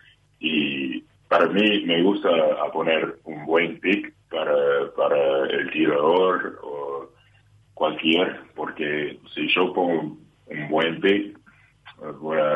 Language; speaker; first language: Spanish; non-native, learner; English